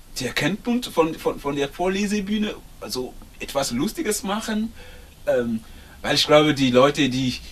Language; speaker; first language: German; non-native, fluent; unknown